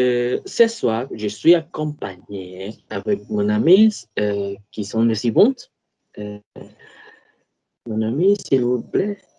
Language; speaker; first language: French; non-native, learner; Spanish